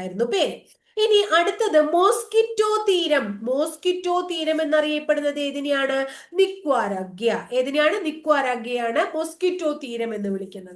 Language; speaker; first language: Malayalam; native; Malayalam